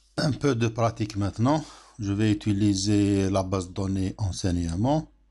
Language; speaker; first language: French; non-native, local second language; Arabic